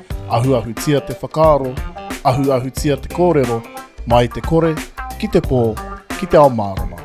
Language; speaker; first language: Māori; non-native, local second language; English